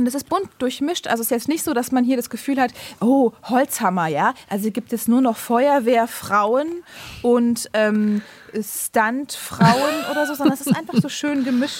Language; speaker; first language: German; native; German